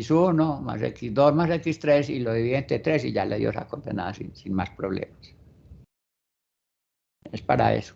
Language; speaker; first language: Spanish; native; Spanish